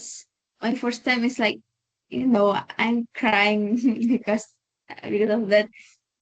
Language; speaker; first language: English; non-native, learner; Indonesian